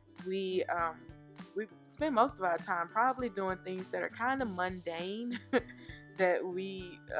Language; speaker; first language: English; native; English